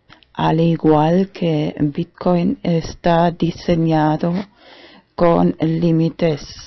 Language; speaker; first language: Spanish; non-native, fluent; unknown